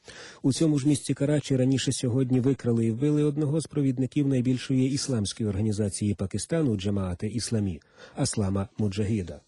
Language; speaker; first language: Ukrainian; native; Ukrainian